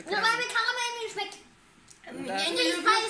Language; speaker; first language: Russian; early bilingual, heritage; German